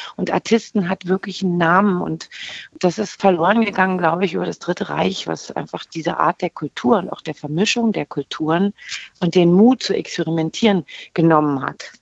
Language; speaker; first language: German; native; German